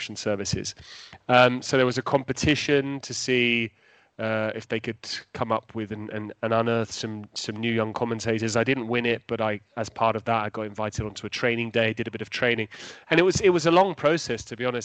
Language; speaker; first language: English; native; English